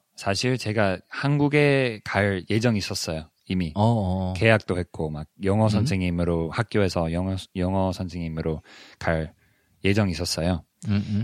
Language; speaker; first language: Korean; non-native, fluent; English